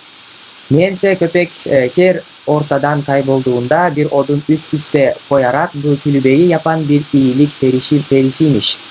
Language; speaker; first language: Turkish; non-native, fluent; Kyrgyz